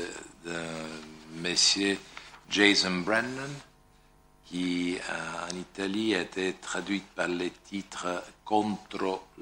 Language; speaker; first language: French; non-native, fluent; Italian